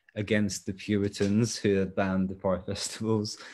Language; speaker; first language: English; native; English